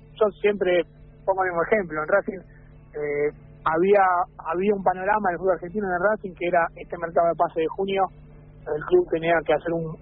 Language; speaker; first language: Spanish; native; Spanish